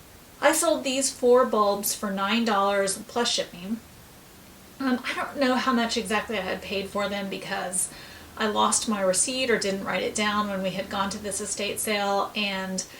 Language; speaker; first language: English; native; English